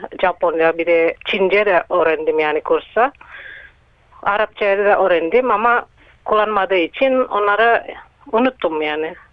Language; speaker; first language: Turkish; non-native, learner; Indonesian